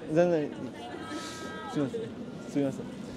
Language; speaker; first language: Japanese; non-native, learner; Burmese